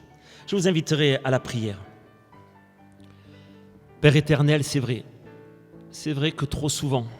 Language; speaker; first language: French; native; French